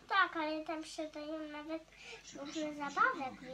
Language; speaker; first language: Polish; early bilingual, other home language; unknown